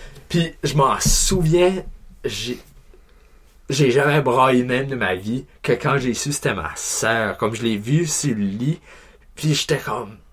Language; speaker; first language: French; native; French